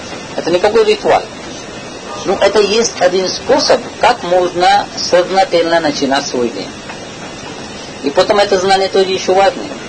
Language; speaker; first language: Russian; non-native, learner; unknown